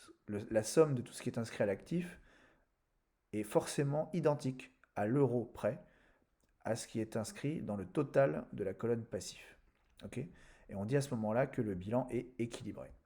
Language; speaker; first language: French; native; French